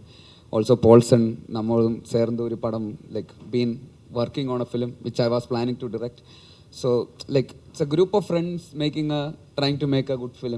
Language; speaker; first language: Tamil; non-native, learner; Malayalam